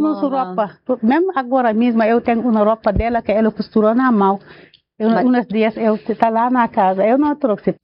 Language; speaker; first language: Portuguese; non-native, learner; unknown